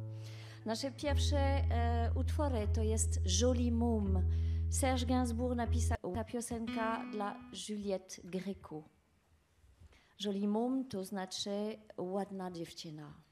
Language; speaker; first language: Polish; non-native, learner; French